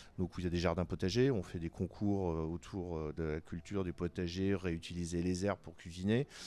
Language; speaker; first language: French; native; French